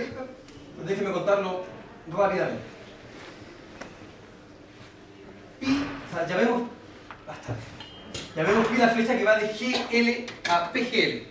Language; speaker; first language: Spanish; native; Spanish